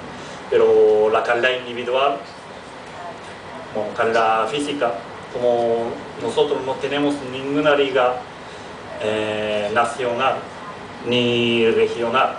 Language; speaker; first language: Spanish; non-native, fluent; Japanese